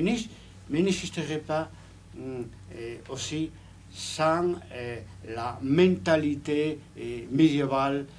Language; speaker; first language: French; non-native, fluent; Spanish